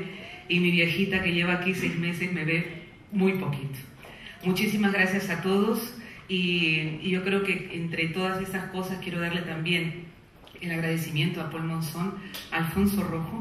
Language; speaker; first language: Spanish; native; Spanish